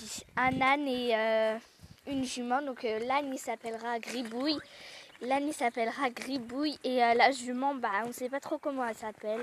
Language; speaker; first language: French; native; French